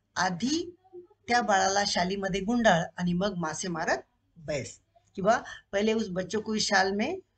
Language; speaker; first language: Hindi; non-native, local second language; Marathi